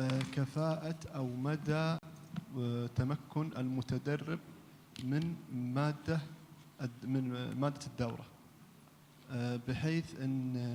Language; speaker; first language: Arabic; native; Arabic